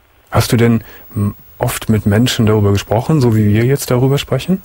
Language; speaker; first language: German; native; German